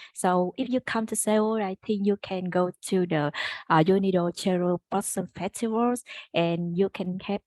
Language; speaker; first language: English; non-native, learner; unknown